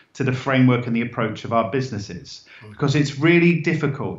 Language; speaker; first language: English; native; English